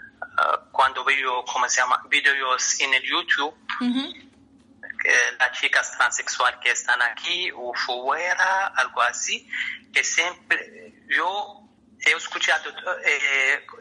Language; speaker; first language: Spanish; non-native, learner; Arabic